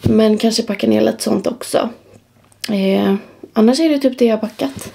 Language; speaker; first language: Swedish; native; Swedish